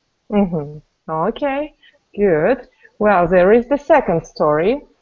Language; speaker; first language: English; non-native, fluent; Russian